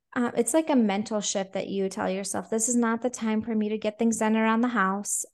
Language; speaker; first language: English; non-native, fluent; Russian